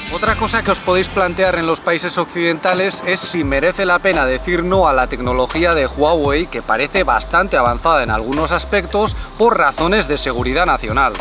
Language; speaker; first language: Spanish; native; Spanish